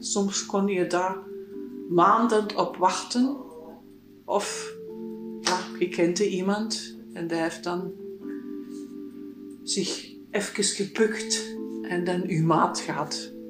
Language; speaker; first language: Dutch; non-native, fluent; German